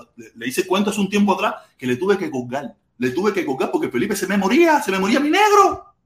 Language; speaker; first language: Spanish; native; Spanish